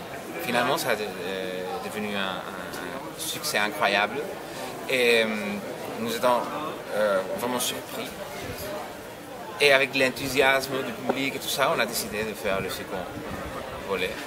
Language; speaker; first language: French; non-native, fluent; Spanish